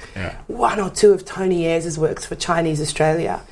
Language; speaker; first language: English; native; English